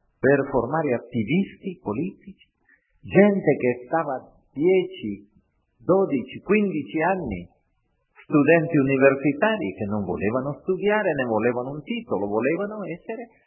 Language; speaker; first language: Italian; non-native, fluent; Spanish